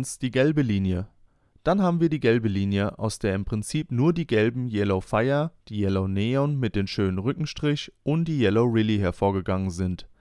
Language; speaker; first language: German; native; German